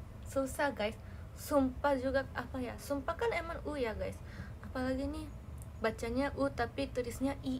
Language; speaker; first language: Indonesian; native; Indonesian